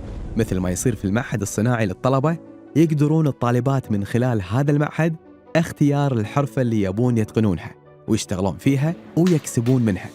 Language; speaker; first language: Arabic; native; Arabic